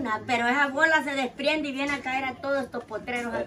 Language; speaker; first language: Spanish; native; Spanish